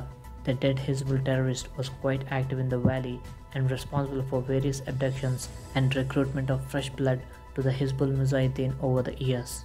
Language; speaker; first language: English; non-native, local second language; Telugu